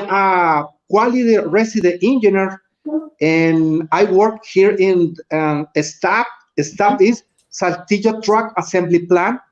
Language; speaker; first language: English; non-native, learner; Spanish